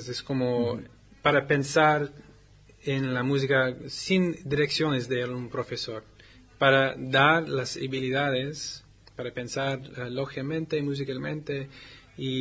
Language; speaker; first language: Spanish; non-native, learner; English